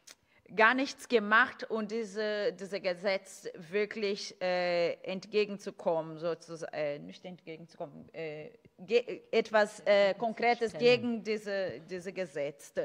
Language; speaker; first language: German; non-native, fluent; Portuguese